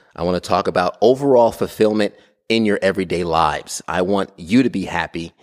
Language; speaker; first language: English; native; English